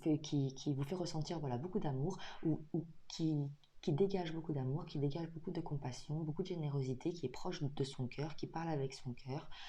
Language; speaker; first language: French; native; French